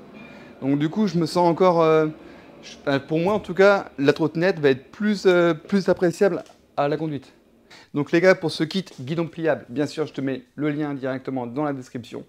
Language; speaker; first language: French; native; French